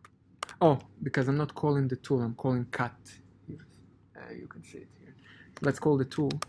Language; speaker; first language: English; non-native, fluent; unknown